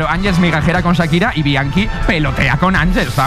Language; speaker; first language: Spanish; native; Spanish